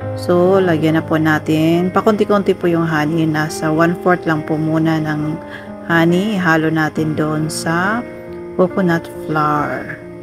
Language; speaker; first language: Filipino; non-native, local second language; Cebuano